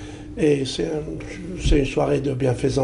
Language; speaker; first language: French; non-native, local second language; Arabic